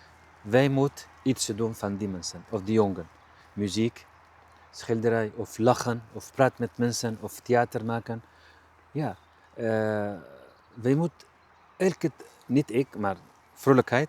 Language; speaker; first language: Dutch; non-native, learner; Arabic